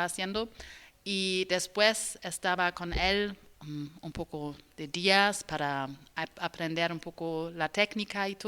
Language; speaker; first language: Spanish; non-native, learner; German